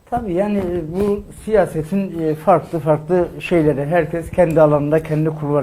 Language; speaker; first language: Turkish; native; Turkish